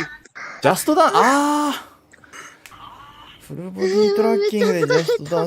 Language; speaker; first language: Japanese; native; Japanese